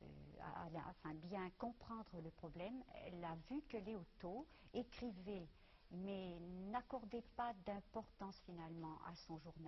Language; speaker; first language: French; native; French